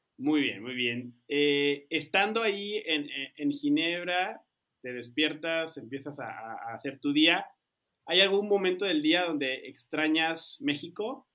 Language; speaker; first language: Spanish; native; Spanish